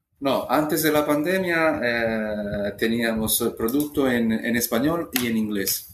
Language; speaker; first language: Spanish; non-native, fluent; Italian